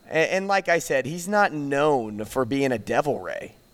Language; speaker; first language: English; native; English